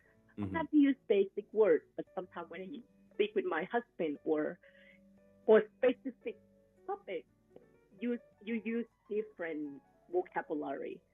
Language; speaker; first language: English; non-native, fluent; Thai